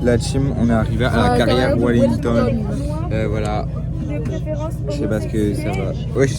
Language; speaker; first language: French; native; French